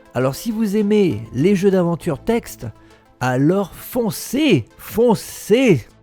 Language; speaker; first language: French; native; French